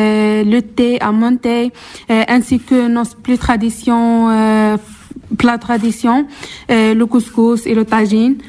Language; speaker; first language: French; non-native, learner; Arabic